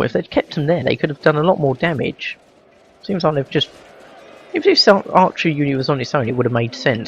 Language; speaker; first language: English; native; English